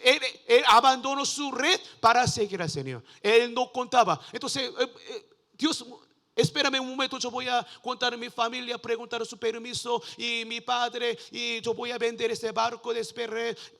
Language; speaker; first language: Spanish; non-native, learner; Korean